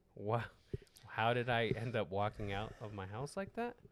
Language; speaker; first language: English; non-native, fluent; Spanish